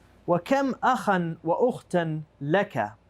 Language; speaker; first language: Arabic; non-native, fluent; English